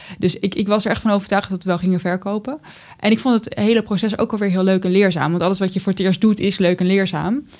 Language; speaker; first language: Dutch; native; Dutch